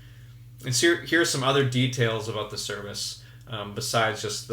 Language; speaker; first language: English; native; English